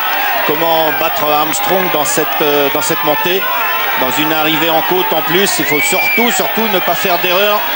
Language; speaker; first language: French; native; French